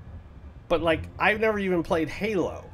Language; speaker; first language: English; native; English